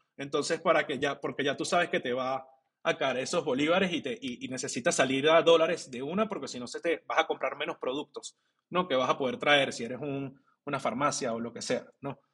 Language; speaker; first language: Spanish; native; Spanish